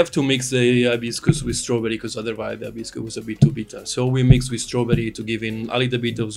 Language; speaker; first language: English; non-native, fluent; Italian